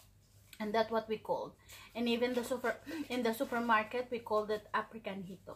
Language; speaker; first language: English; non-native, local second language; Filipino